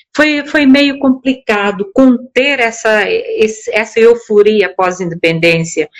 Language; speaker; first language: Portuguese; non-native, local second language; Kabuverdianu